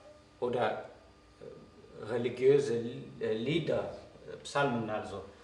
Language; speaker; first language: German; non-native, fluent; Greek